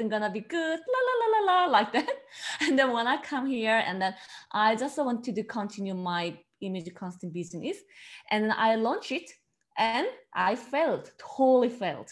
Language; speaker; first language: English; non-native, learner; Korean